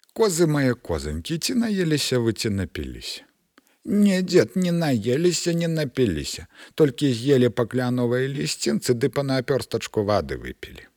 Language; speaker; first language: Belarusian; native; Belarusian